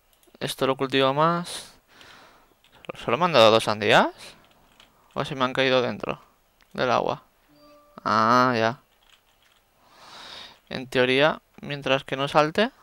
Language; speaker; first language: Spanish; native; Spanish